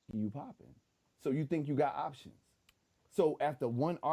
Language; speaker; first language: English; native; English